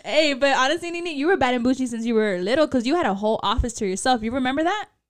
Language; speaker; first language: English; early bilingual, other home language; Spanish